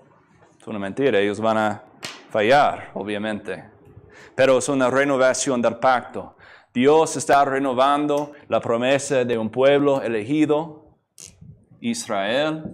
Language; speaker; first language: Spanish; non-native, fluent; English